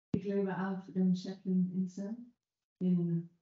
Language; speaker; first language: German; non-native, learner; English